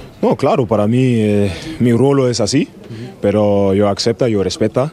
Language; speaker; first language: Spanish; non-native, learner; German